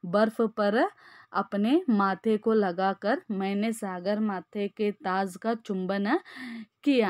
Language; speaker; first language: Hindi; non-native, local second language; Kannada